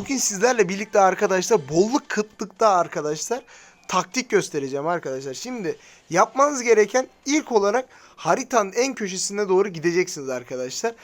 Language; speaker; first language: Turkish; native; Turkish